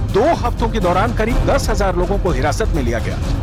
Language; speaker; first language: Hindi; native; Hindi